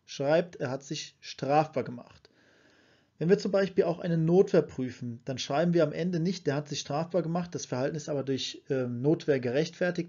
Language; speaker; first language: German; native; German